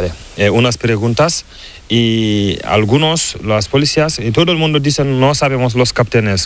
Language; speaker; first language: Spanish; non-native, learner; Fula